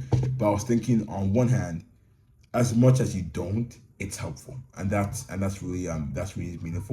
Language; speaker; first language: English; native; English